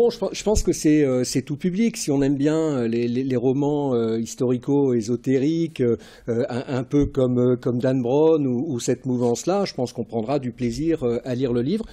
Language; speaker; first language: French; native; French